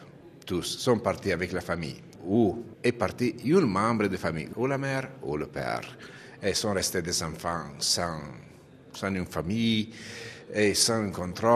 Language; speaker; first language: French; non-native, fluent; Romanian